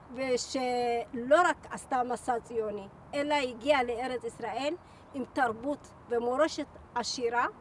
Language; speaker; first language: Hebrew; early bilingual, other home language; Amharic